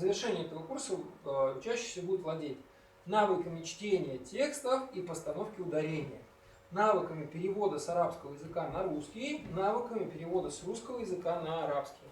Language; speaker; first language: Russian; native; Russian